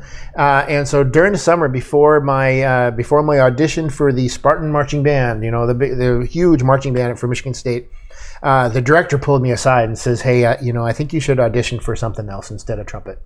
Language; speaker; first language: English; native; English